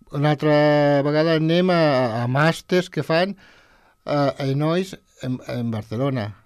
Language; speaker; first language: Catalan; non-native, local second language; Spanish